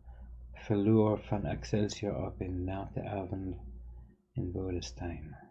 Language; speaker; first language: Dutch; non-native, learner; English